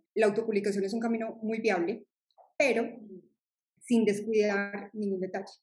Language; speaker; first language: Spanish; native; Spanish